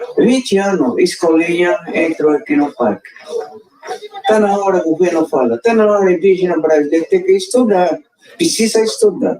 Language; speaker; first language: Portuguese; non-native, local second language; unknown